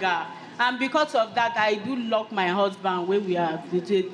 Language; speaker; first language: English; non-native, local second language; Igbo